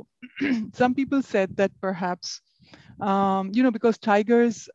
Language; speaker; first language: English; non-native, local second language; Bangla